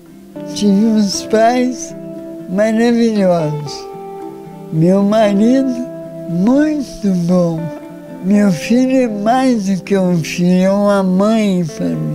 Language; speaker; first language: Portuguese; early bilingual, other home language; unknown